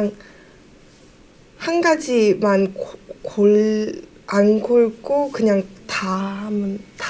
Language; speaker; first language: Korean; early bilingual, heritage; Korean